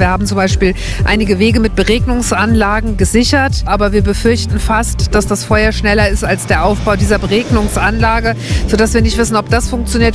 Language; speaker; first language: German; native; German